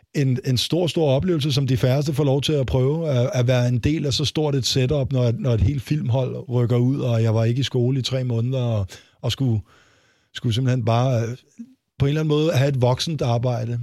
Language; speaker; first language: Danish; native; Danish